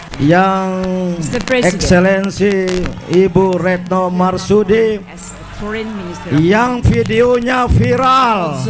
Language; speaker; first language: Indonesian; native; Indonesian